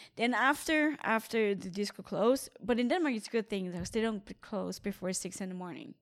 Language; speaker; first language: English; non-native, fluent; Danish